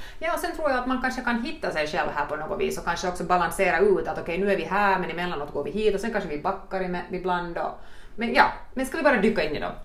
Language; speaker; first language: Swedish; native; Swedish